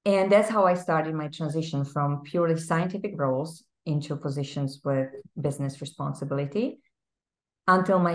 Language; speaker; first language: English; non-native, fluent; Czech